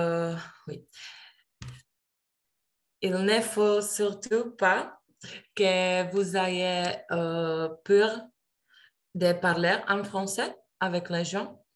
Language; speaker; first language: French; non-native, learner; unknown